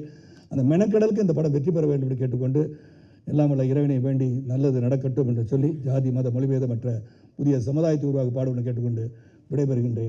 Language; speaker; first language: Tamil; native; Tamil